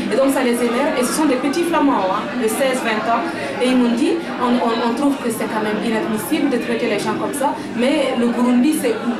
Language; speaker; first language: French; non-native, local second language; Mossi